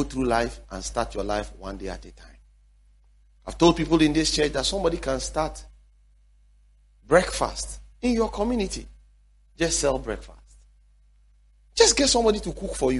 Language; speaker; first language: English; non-native, local second language; Akan